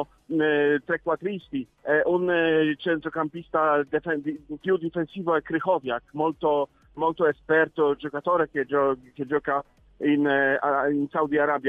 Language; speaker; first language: Italian; non-native, learner; Polish